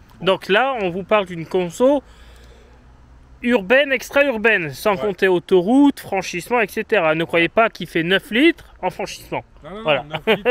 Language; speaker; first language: French; native; French